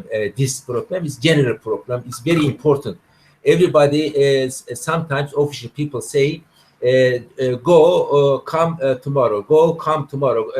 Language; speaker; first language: English; non-native, learner; Turkish